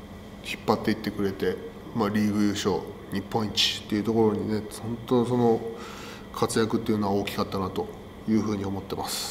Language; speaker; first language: Japanese; native; Japanese